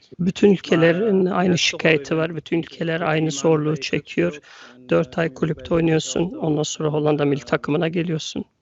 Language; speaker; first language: Turkish; early bilingual, heritage; Turkish